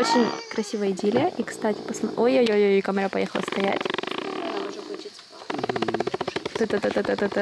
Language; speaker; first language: Russian; native; Russian